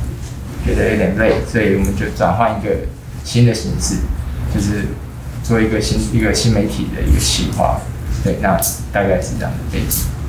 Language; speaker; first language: Chinese; native; Chinese